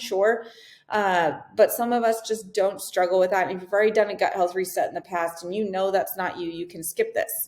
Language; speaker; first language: English; native; English